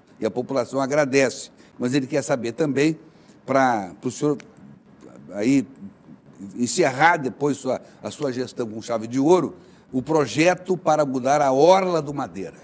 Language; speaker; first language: Portuguese; native; Portuguese